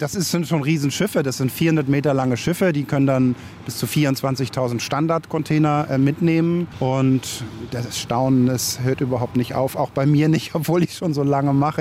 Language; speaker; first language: German; native; German